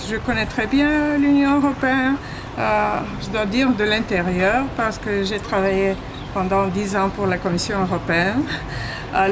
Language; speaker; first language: French; non-native, fluent; Bulgarian